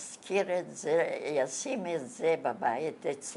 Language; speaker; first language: Hebrew; non-native, fluent; Bulgarian